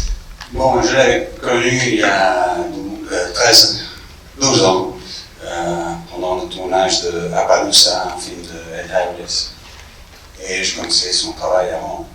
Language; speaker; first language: French; non-native, fluent; English